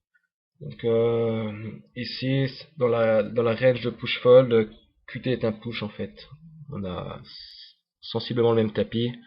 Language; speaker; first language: French; native; French